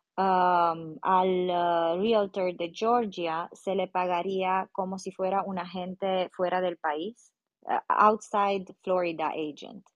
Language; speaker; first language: Spanish; non-native, fluent; Romanian